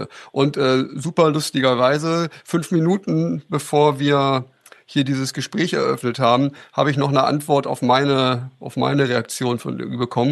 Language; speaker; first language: German; native; German